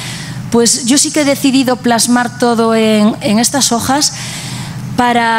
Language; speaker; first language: Spanish; native; Spanish